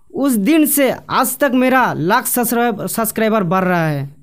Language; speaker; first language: Hindi; non-native, local second language; Bangla